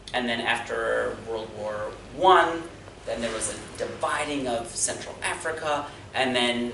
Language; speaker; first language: English; native; English